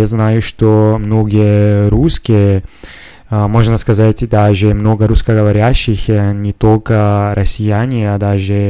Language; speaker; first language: Russian; non-native, fluent; Italian